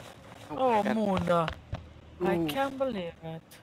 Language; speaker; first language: English; non-native, learner; Hungarian